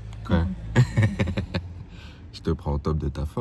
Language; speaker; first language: French; native; French